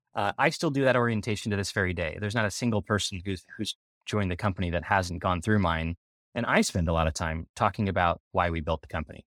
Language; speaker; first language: English; native; English